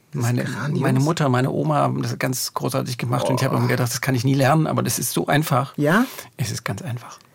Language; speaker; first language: German; native; German